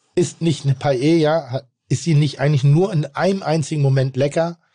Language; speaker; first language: German; native; German